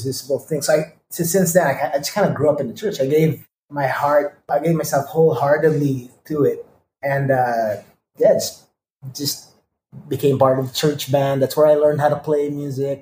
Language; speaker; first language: English; non-native, local second language; Filipino